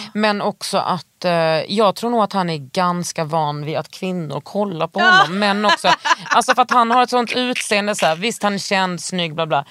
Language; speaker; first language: Swedish; native; Swedish